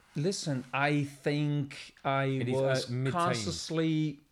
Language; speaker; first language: English; non-native, fluent; Italian